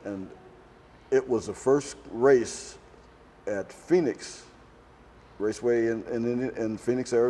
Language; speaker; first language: English; native; English